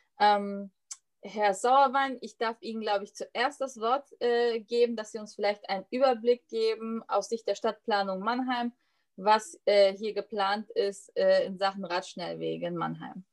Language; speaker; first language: German; native; German